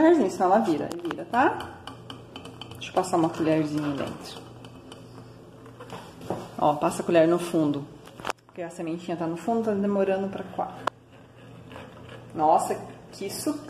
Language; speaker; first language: Portuguese; native; Portuguese